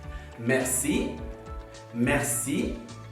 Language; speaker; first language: French; non-native, fluent; Tamil